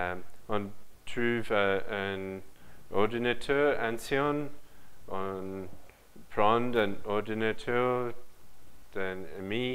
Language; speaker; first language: French; non-native, learner; English